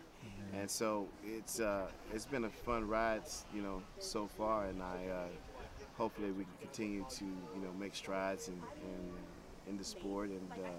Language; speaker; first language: English; native; English